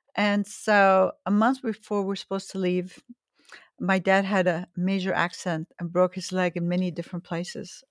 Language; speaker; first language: English; early bilingual, other home language; Arabic